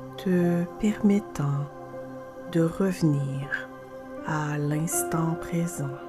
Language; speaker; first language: French; native; French